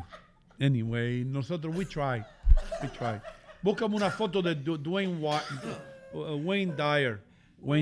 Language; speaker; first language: Spanish; native; Spanish